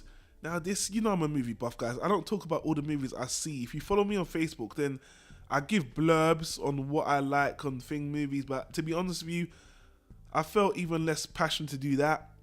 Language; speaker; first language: English; native; English